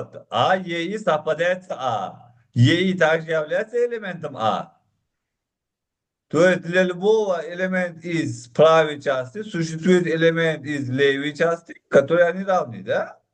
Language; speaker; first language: Russian; non-native, local second language; Uzbek